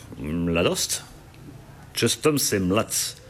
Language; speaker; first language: Bulgarian; non-native, learner; French